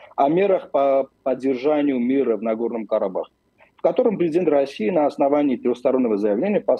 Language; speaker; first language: Russian; non-native, local second language; Armenian